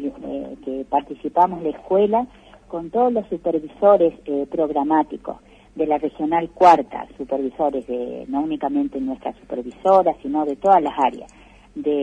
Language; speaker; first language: Spanish; native; Spanish